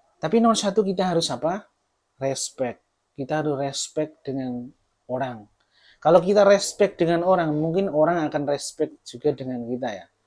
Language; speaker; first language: Indonesian; non-native, local second language; Javanese